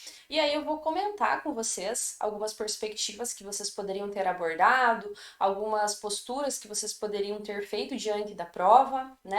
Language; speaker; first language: Portuguese; native; Portuguese